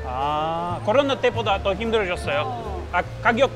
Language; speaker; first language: Korean; non-native, fluent; Russian